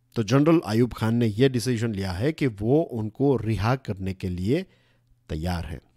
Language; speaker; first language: Hindi; non-native, local second language; Gujarati